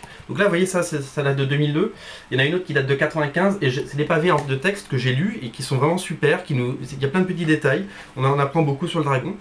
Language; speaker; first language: French; native; French